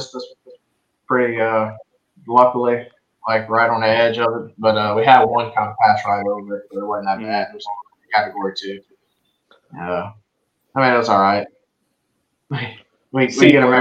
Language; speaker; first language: English; native; English